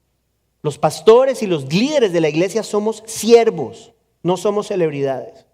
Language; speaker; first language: Spanish; native; Spanish